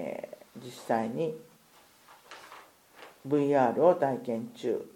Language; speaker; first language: Japanese; native; Japanese